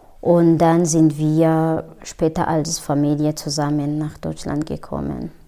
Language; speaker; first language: German; non-native, fluent; Kinyarwanda